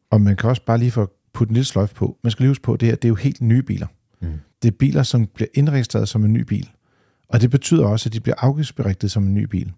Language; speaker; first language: Danish; native; Danish